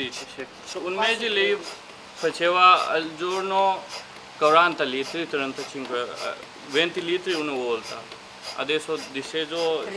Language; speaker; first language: Italian; non-native, learner; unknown